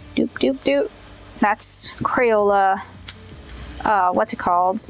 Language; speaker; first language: English; native; English